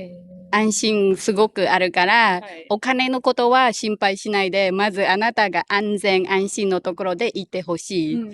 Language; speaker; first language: Japanese; non-native, learner; Khmer